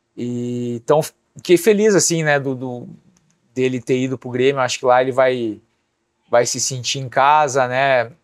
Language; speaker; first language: Portuguese; native; Portuguese